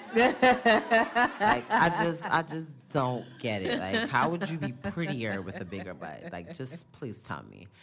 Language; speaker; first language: English; native; English